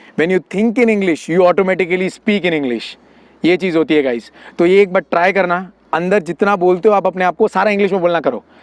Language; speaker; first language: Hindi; non-native, local second language; Gujarati